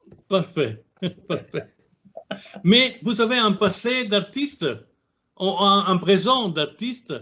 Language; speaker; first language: French; non-native, fluent; Italian